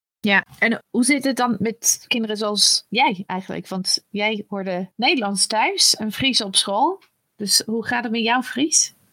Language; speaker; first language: Dutch; non-native, fluent; English